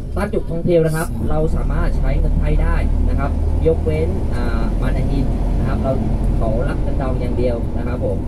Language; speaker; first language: Thai; non-native, fluent; Vietnamese